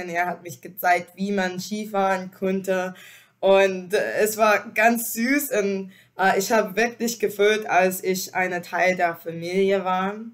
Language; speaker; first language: German; non-native, learner; English